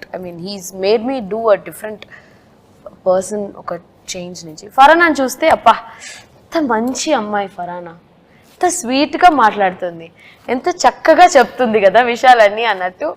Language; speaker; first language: Telugu; non-native, fluent; Tamil